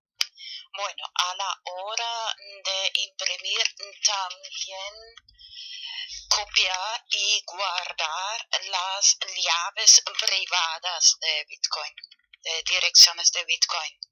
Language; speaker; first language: Spanish; non-native, fluent; German